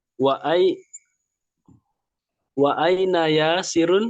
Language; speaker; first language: Arabic; non-native, learner; Indonesian